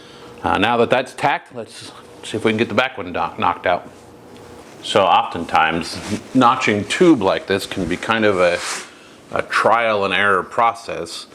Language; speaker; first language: English; native; English